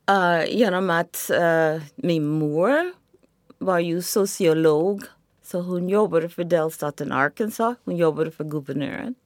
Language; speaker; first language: Swedish; non-native, fluent; English